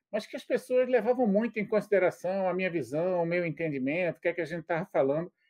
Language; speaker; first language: Portuguese; native; Portuguese